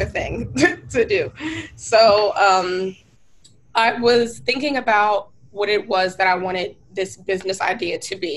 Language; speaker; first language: English; native; English